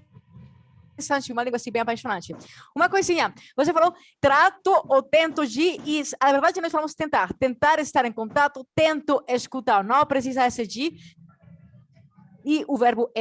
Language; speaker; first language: Portuguese; non-native, fluent; Spanish